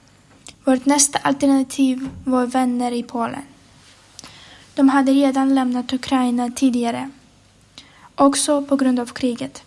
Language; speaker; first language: Swedish; non-native, fluent; Ukrainian